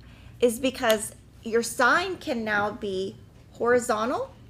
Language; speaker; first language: English; native; English